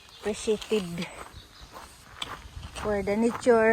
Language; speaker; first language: English; non-native, learner; Filipino